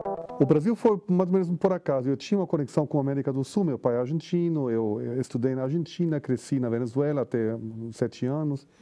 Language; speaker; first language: Portuguese; non-native, fluent; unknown